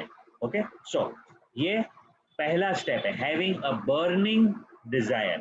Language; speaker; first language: Hindi; native; Hindi